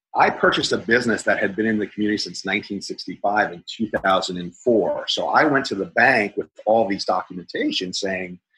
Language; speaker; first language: English; native; English